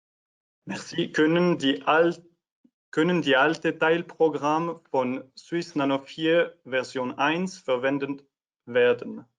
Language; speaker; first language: German; non-native, fluent; French